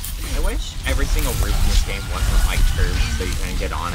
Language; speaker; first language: English; native; English